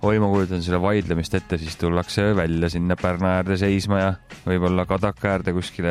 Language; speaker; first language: Estonian; native; Estonian